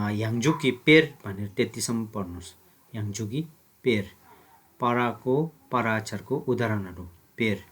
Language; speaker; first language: Nepali; non-native, local second language; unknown